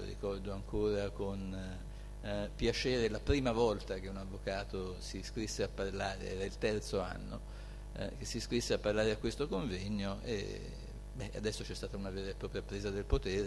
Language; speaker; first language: Italian; native; Italian